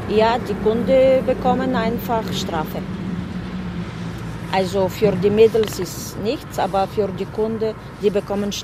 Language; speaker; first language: German; non-native, learner; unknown